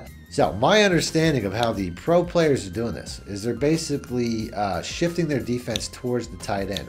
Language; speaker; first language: English; native; English